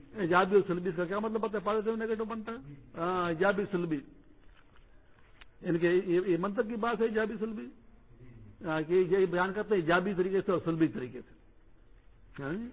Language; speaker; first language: Urdu; non-native, local second language; Pashto